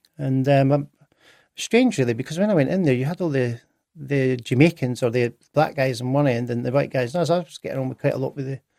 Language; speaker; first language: English; native; English